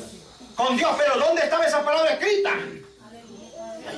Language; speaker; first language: Spanish; native; Spanish